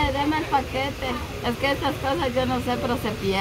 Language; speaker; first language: Spanish; native; Spanish